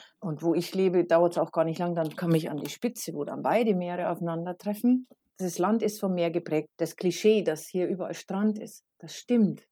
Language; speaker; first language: German; native; German